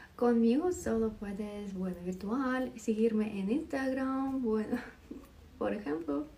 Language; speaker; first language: Spanish; non-native, fluent; Ukrainian